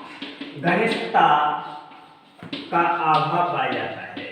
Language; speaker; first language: Hindi; native; Hindi